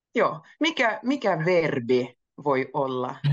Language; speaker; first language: Finnish; native; Finnish